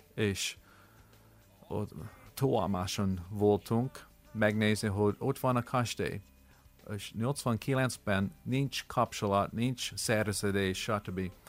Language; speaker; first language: Hungarian; non-native, learner; English